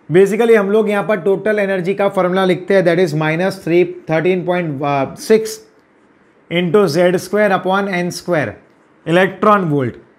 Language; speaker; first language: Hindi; non-native, local second language; Gujarati